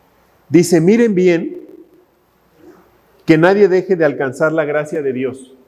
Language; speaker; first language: Spanish; native; Spanish